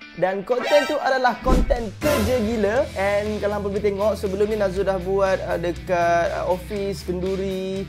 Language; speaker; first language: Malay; native; Malay